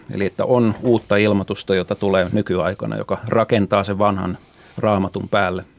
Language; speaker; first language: Finnish; native; Finnish